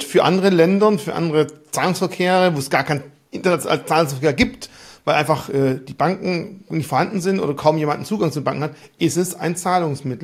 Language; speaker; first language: German; native; German